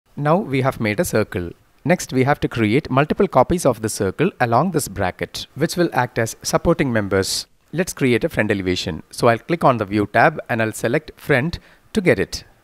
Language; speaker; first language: English; non-native, local second language; Malayalam